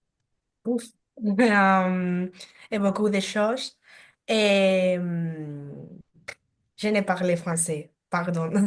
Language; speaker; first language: French; non-native, learner; Spanish